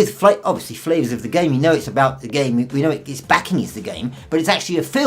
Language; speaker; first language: English; native; English